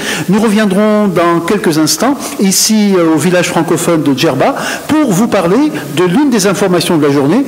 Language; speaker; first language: French; non-native, local second language; Arabic